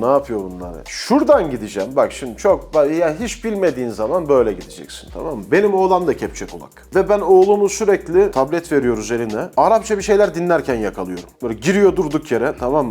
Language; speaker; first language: Turkish; native; Turkish